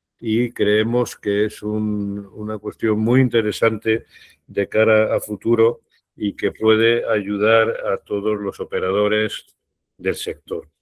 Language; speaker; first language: Spanish; native; Spanish